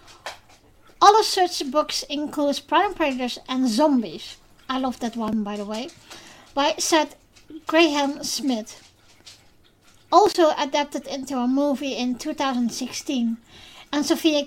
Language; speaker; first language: English; non-native, fluent; Dutch